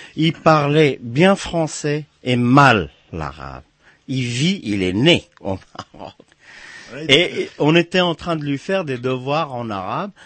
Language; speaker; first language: French; non-native, local second language; Arabic